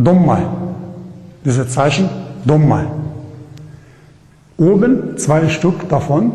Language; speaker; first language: German; non-native, learner; Arabic